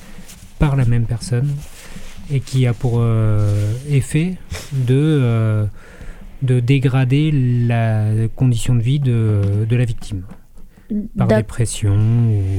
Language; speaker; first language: French; native; French